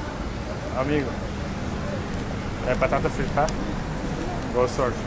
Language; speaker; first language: Portuguese; non-native, learner; English